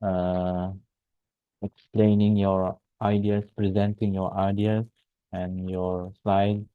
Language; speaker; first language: English; non-native, fluent; Indonesian